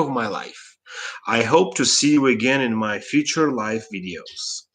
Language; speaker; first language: English; non-native, fluent; Russian